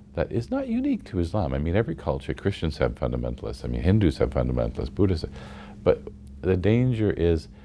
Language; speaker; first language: English; native; English